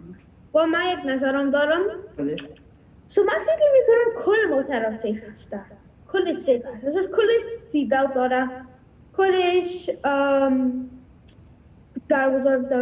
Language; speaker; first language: Persian; early bilingual, heritage; Persian